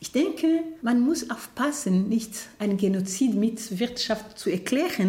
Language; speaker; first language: German; non-native, fluent; Kinyarwanda